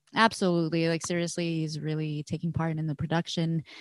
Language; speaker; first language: English; native; English